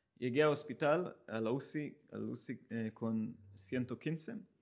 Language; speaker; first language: Spanish; non-native, learner; Hebrew